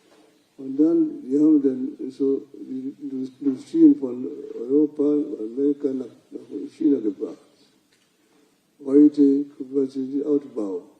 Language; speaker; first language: German; non-native, fluent; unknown